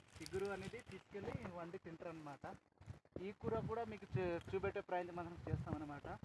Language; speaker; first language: Telugu; non-native, local second language; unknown